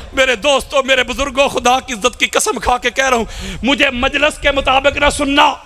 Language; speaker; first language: Urdu; non-native, local second language; Punjabi